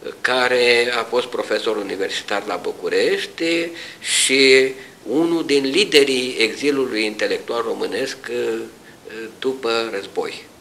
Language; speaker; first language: Romanian; native; Romanian